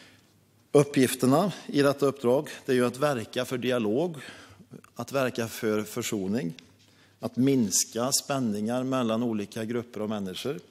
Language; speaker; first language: Swedish; native; Swedish